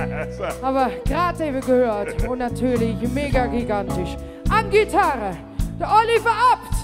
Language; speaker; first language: German; non-native, fluent; Dutch